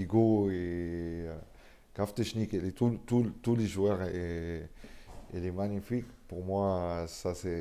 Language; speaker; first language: French; non-native, learner; Arabic